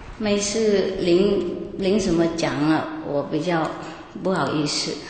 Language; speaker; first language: Chinese; non-native, fluent; Vietnamese